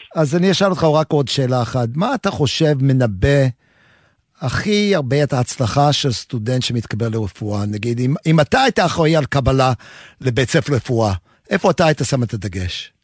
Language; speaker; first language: Hebrew; non-native, fluent; English